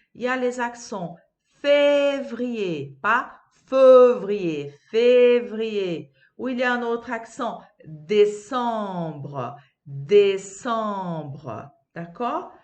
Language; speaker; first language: French; non-native, fluent; Portuguese